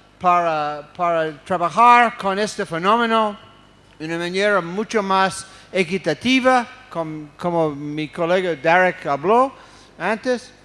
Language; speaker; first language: Spanish; non-native, fluent; English